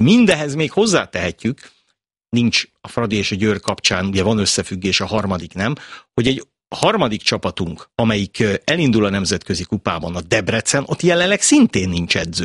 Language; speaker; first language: Hungarian; native; Hungarian